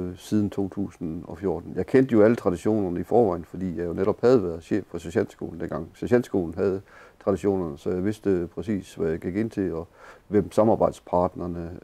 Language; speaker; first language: Danish; native; Danish